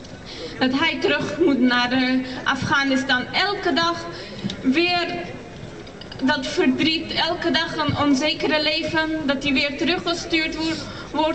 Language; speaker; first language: Dutch; early bilingual, other home language; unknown